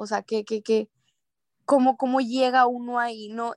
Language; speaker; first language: Spanish; early bilingual, heritage; Spanish